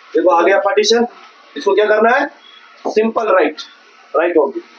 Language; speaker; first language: Hindi; non-native, local second language; Kannada